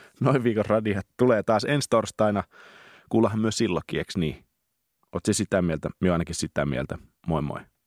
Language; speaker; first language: Finnish; native; Finnish